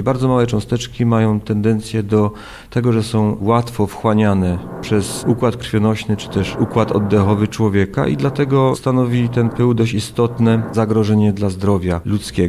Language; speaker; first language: Polish; native; Polish